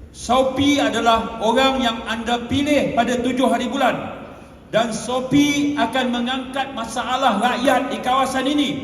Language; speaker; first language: Malay; non-native, local second language; Tamil